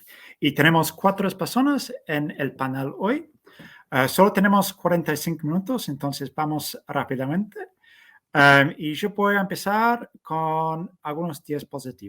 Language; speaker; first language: Spanish; non-native, fluent; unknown